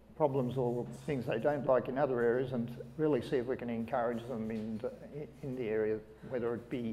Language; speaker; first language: English; native; English